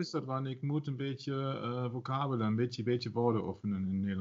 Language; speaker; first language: Dutch; non-native, learner; German